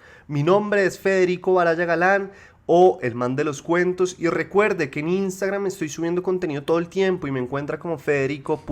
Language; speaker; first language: Spanish; native; Spanish